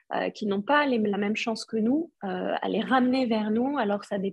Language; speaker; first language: French; non-native, local second language; Arabic